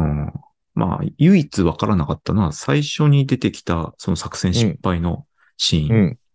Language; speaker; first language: Japanese; native; Japanese